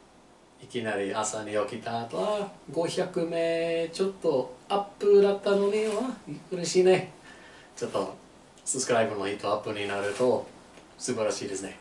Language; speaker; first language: Japanese; non-native, learner; English